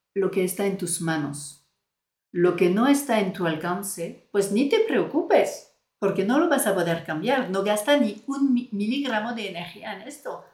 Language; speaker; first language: Spanish; non-native, fluent; French